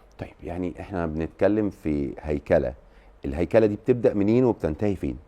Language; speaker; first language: Arabic; native; Arabic